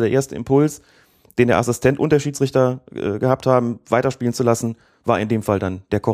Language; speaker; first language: German; native; German